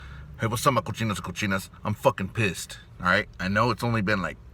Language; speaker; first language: English; native; English